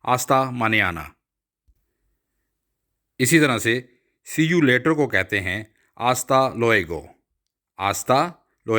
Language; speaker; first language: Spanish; non-native, fluent; Urdu